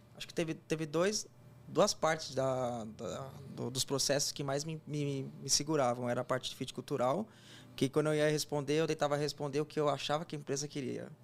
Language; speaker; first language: Portuguese; native; Portuguese